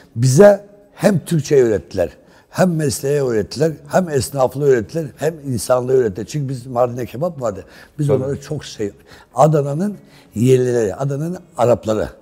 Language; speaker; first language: Turkish; non-native, local second language; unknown